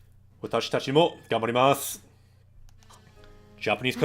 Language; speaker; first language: Japanese; non-native, learner; English